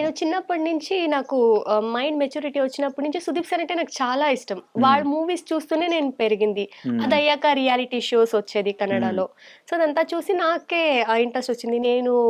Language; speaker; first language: Telugu; non-native, local second language; Kannada